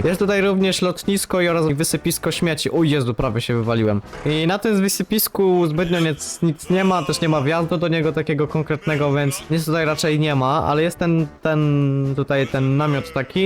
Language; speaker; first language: Polish; native; Polish